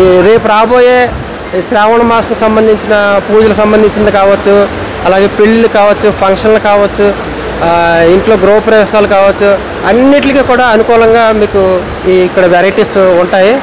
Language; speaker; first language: Telugu; native; Telugu